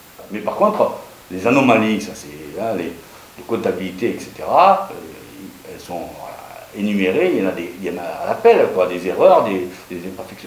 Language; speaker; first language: French; native; French